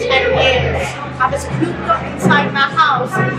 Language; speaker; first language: English; early bilingual, other home language; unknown